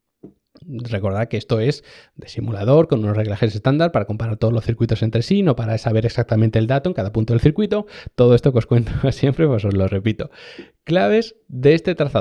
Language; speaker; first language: Spanish; native; Spanish